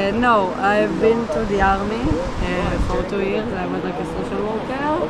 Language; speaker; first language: English; non-native, fluent; Hebrew